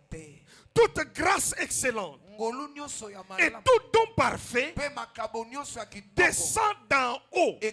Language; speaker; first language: French; non-native, local second language; Lingala